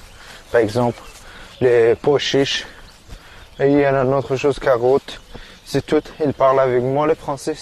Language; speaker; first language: French; non-native, learner; Persian